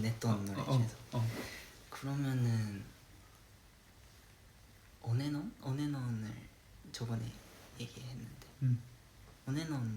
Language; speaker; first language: Korean; non-native, fluent; Japanese